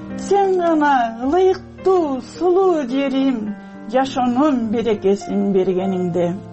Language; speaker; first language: Kyrgyz; non-native, local second language; Russian